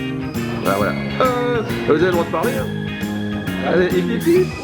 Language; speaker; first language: French; native; French